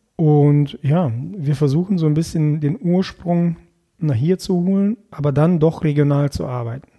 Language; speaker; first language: German; early bilingual, other home language; Russian